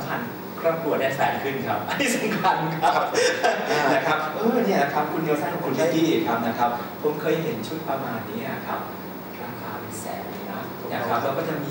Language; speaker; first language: Thai; native; Thai